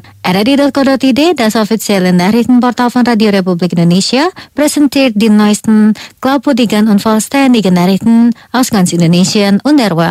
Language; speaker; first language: German; non-native, fluent; Indonesian